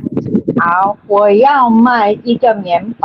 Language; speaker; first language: Chinese; non-native, learner; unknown